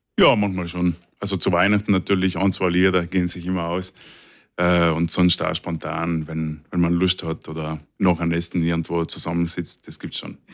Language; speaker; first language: German; non-native, local second language; Ladin